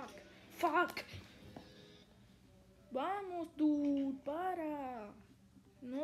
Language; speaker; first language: Spanish; early bilingual, other home language; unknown